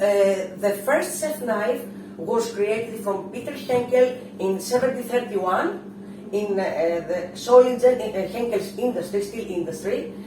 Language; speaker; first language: English; non-native, fluent; Greek